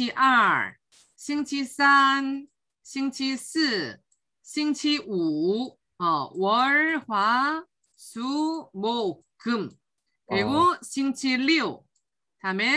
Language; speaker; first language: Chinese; non-native, fluent; Korean